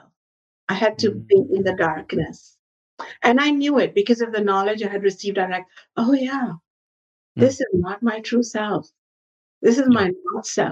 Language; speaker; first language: English; non-native, local second language; Hindi